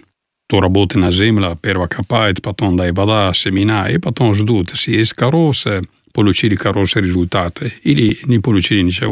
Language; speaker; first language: Russian; non-native, learner; Italian